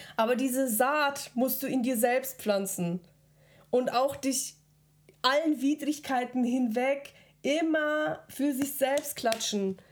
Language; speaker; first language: German; early bilingual, other home language; Russian